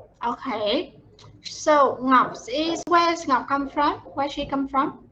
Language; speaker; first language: English; non-native, fluent; Vietnamese